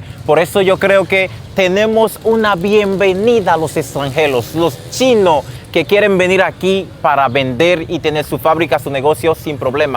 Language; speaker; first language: Spanish; non-native, fluent; Haitian Creole